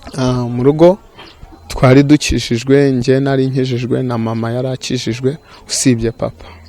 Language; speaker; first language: Kinyarwanda; native; Kinyarwanda